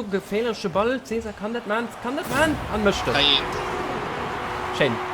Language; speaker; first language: German; non-native, local second language; Luxembourgish